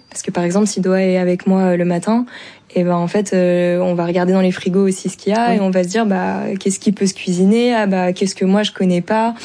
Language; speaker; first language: French; native; French